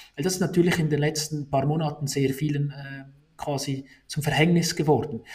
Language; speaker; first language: German; native; German